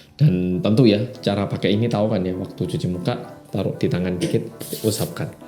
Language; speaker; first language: Indonesian; non-native, fluent; Korean